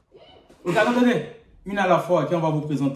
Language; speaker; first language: French; native; French